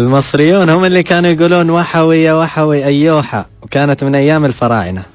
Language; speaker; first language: Arabic; native; Arabic